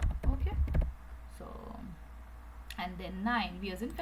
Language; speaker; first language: German; non-native, learner; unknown